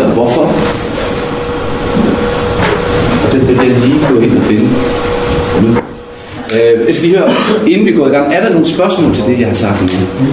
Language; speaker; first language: Danish; native; Danish